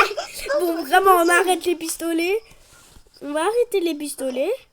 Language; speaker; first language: French; native; French